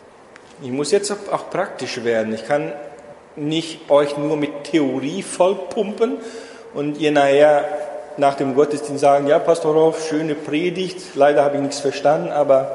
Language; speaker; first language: German; non-native, fluent; Portuguese